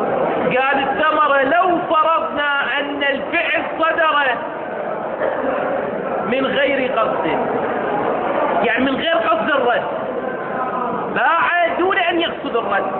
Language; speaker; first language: Arabic; native; Arabic